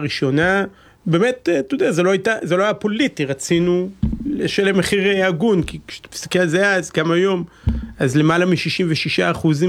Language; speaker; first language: Hebrew; native; Hebrew